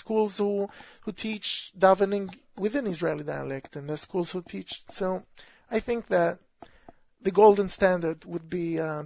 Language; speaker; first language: English; non-native, fluent; Hebrew